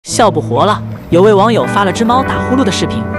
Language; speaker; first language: Chinese; native; Chinese